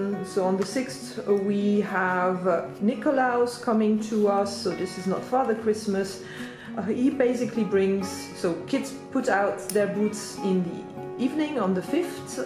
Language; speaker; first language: English; non-native, fluent; German